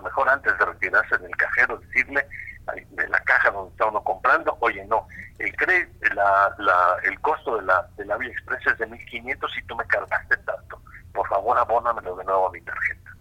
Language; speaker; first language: Spanish; native; Spanish